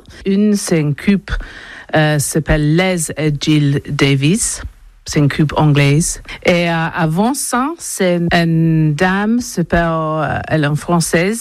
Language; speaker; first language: French; non-native, learner; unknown